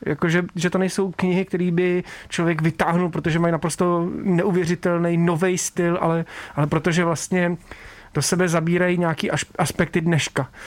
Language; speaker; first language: Czech; native; Czech